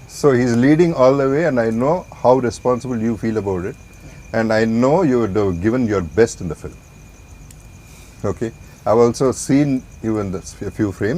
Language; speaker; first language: English; non-native, local second language; Telugu